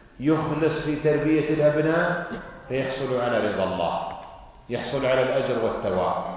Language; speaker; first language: Arabic; native; Arabic